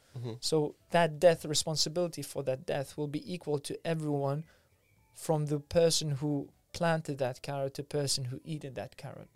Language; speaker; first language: English; non-native, fluent; Lithuanian